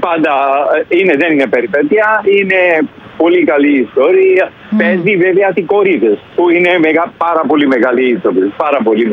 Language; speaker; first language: Greek; non-native, learner; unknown